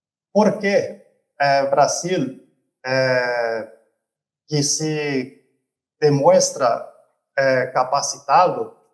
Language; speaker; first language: Spanish; non-native, fluent; Portuguese